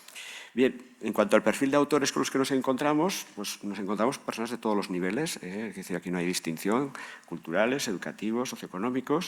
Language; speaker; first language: Spanish; native; Spanish